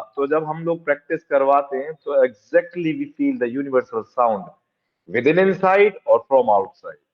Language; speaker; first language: Hindi; native; Hindi